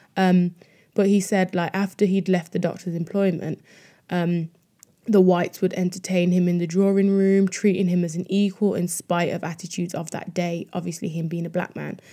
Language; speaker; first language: English; native; English